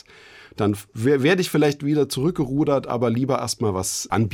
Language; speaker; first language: German; native; German